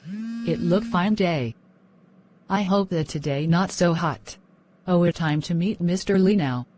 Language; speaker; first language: English; non-native, learner; Khmer